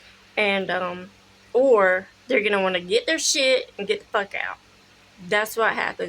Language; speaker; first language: English; native; English